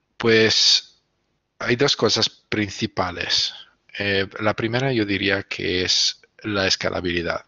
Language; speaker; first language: Spanish; non-native, fluent; Italian